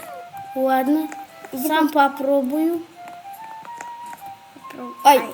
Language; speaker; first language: Russian; non-native, local second language; Kazakh